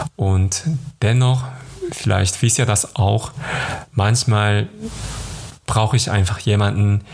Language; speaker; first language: German; non-native, fluent; Korean